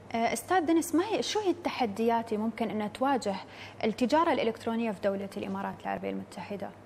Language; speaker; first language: Arabic; native; Arabic